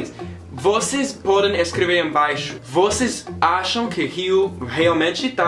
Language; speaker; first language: Portuguese; non-native, learner; English